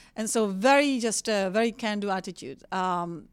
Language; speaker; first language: English; non-native, fluent; Czech